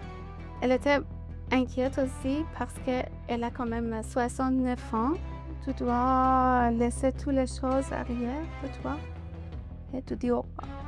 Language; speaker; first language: French; non-native, learner; Persian